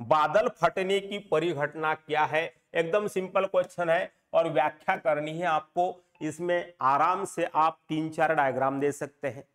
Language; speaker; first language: Hindi; non-native, local second language; Marathi